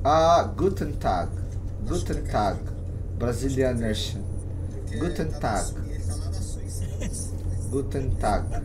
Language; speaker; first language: German; non-native, learner; Portuguese